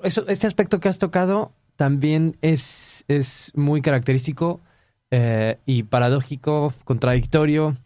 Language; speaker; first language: Spanish; native; Spanish